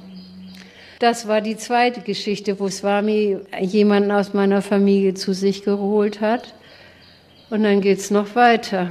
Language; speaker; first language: German; native; German